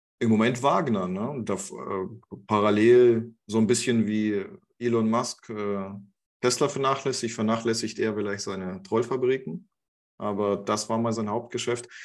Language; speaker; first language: German; non-native, fluent; Russian